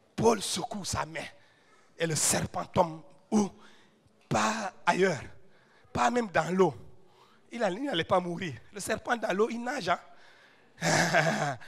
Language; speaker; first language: French; non-native, local second language; Wolof